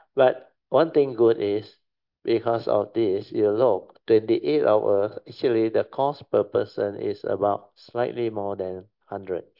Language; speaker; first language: English; non-native, local second language; Chinese